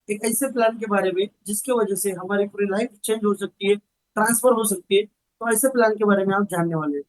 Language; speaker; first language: Hindi; non-native, local second language; Marathi